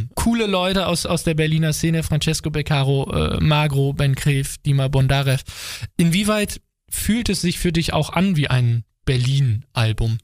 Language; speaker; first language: German; native; German